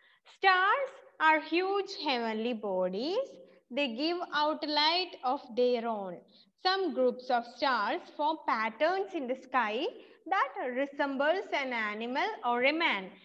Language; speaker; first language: English; non-native, local second language; Malayalam